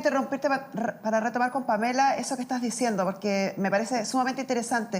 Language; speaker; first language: Spanish; native; Spanish